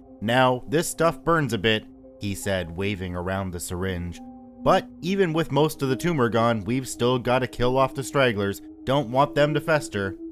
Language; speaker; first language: English; native; English